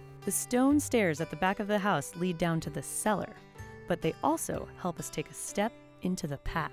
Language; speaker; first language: English; native; English